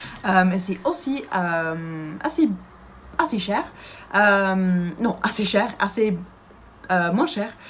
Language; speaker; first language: French; non-native, learner; Dutch